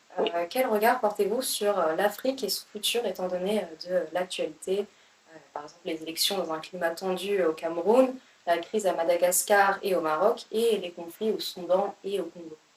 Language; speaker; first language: French; native; French